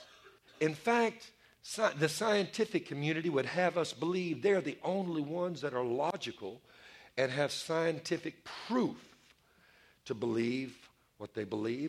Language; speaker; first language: English; native; English